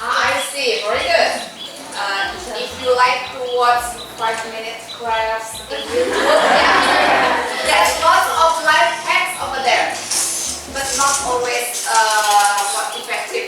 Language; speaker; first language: English; non-native, fluent; Indonesian